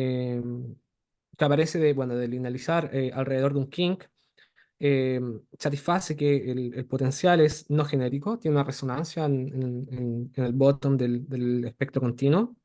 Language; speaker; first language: Spanish; native; Spanish